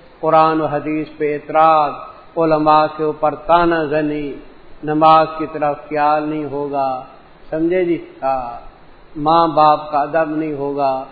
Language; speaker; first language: Urdu; non-native, local second language; Punjabi